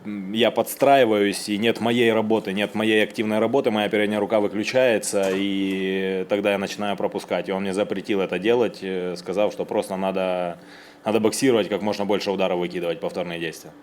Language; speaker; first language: Russian; native; Russian